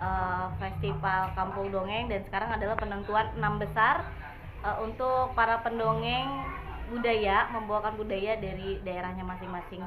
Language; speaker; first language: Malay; non-native, local second language; Sundanese